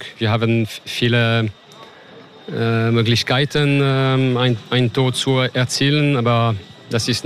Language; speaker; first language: German; non-native, learner; French